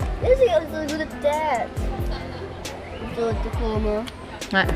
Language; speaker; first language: Dutch; non-native, learner; Thai